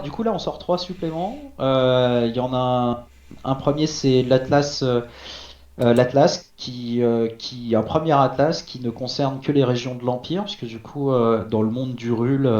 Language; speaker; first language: French; native; French